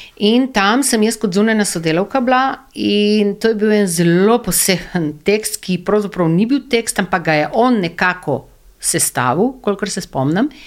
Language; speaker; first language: Slovenian; native; Slovenian